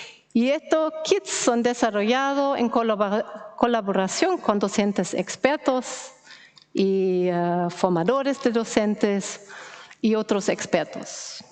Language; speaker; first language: Spanish; non-native, fluent; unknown